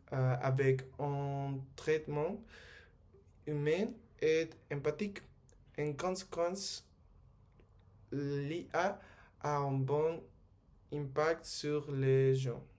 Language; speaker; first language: French; non-native, learner; Spanish